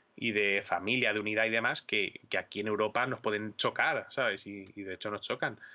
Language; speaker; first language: Spanish; native; Spanish